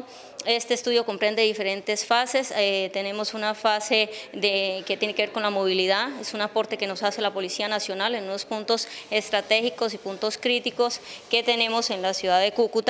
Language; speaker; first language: Spanish; native; Spanish